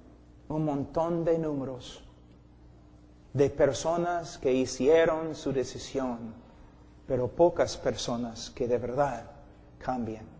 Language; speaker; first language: Spanish; non-native, fluent; English